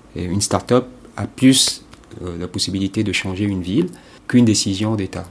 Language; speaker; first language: French; non-native, local second language; Ewe